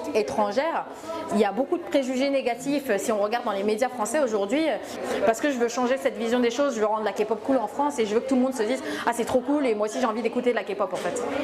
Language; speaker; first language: French; native; French